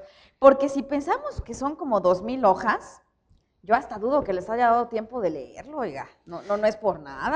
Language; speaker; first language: Spanish; native; Spanish